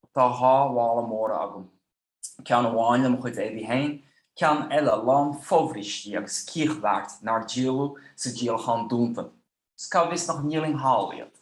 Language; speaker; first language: Irish; non-native, fluent; Dutch